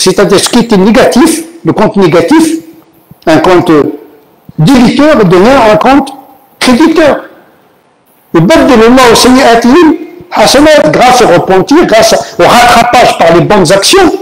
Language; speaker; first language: French; native; French